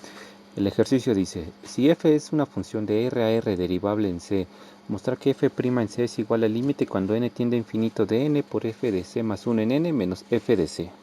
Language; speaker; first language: Spanish; native; Spanish